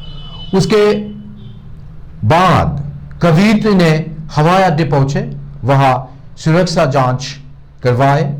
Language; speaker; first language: Hindi; non-native, local second language; Bangla